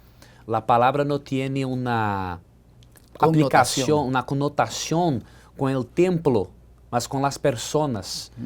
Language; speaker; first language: Spanish; non-native, learner; Portuguese